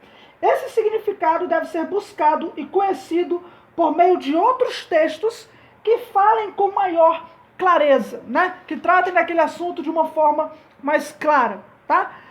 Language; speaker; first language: Portuguese; native; Portuguese